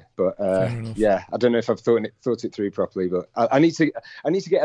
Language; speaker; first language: English; native; English